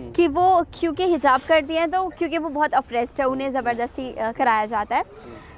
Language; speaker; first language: Hindi; native; Hindi